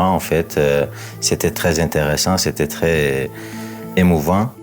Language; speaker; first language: French; non-native, fluent; Uzbek